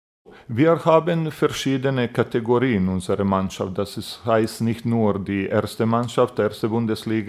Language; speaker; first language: German; non-native, fluent; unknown